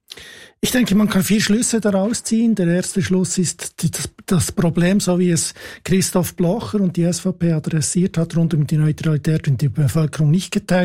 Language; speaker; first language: German; native; German